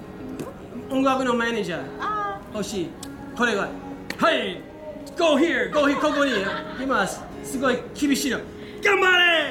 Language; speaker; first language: Japanese; non-native, learner; English